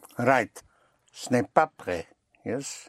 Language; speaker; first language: French; non-native, fluent; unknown